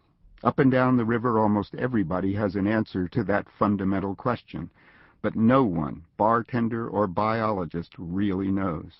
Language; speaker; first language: English; native; English